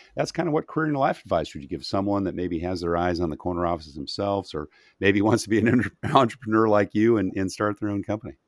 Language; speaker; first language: English; native; English